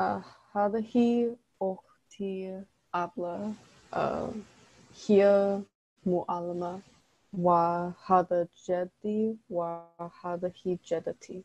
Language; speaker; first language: Arabic; non-native, learner; English